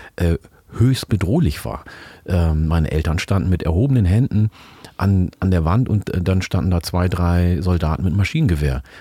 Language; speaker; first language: German; early bilingual, other home language; Oromo